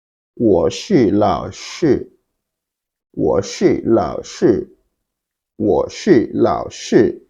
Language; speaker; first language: Chinese; non-native, fluent; Wolof